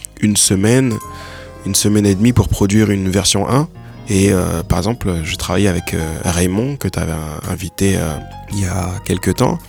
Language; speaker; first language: French; native; French